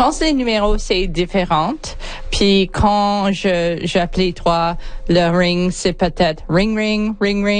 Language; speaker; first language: French; non-native, local second language; English